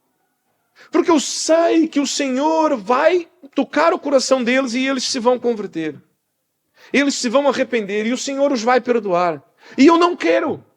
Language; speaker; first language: Portuguese; native; Portuguese